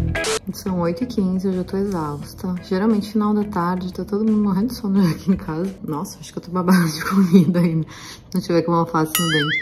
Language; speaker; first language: Portuguese; native; Portuguese